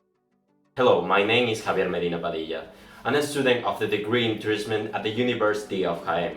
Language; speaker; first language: English; non-native, fluent; Spanish